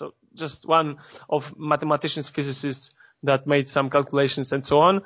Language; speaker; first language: English; non-native, fluent; Polish